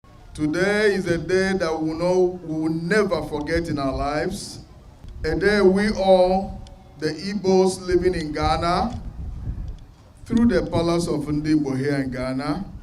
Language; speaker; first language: English; non-native, local second language; Igbo